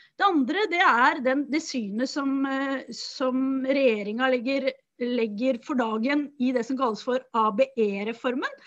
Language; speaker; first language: Norwegian; native; Norwegian